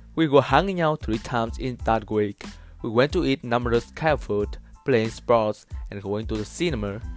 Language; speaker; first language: English; non-native, learner; Vietnamese